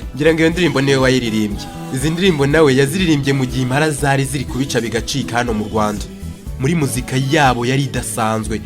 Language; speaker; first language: Kinyarwanda; native; Kinyarwanda